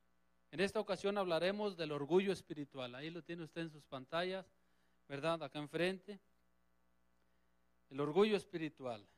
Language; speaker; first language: Spanish; native; Spanish